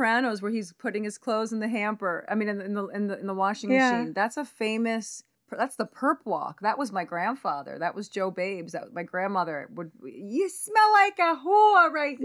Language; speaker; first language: English; early bilingual, other home language; Spanish